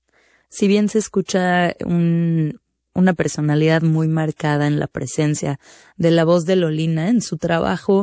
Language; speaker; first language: Spanish; native; Spanish